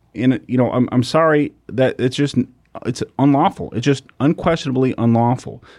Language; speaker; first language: English; native; English